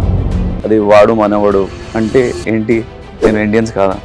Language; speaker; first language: Telugu; non-native, learner; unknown